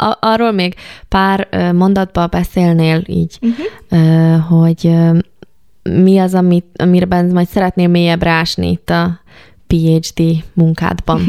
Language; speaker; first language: Hungarian; native; Hungarian